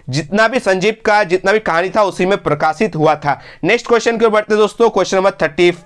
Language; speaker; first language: Hindi; non-native, local second language; Bangla